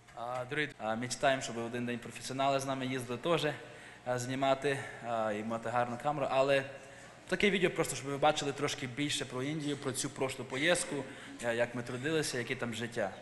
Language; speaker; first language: Ukrainian; early bilingual, heritage; Ukrainian